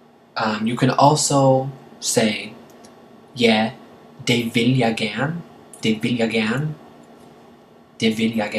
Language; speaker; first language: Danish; non-native, learner; English